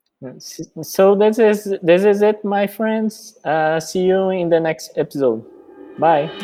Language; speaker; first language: English; non-native, fluent; Portuguese